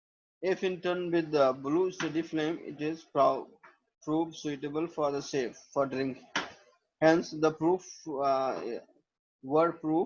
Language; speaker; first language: English; non-native, local second language; Hindi